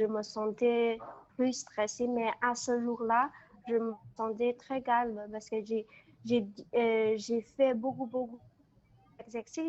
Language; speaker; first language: French; non-native, learner; Chinese